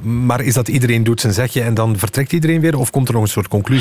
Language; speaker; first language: Dutch; native; Dutch